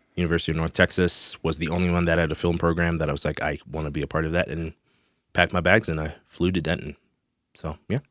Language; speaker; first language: English; non-native, local second language; Shona